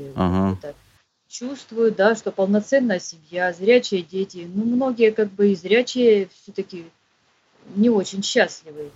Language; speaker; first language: Russian; native; Russian